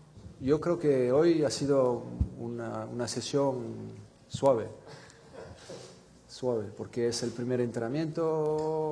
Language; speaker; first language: Spanish; non-native, fluent; French